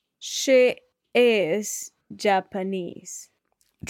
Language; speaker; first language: English; non-native, fluent; Spanish